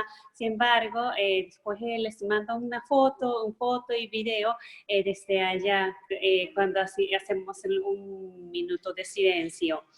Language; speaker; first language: Spanish; non-native, fluent; Japanese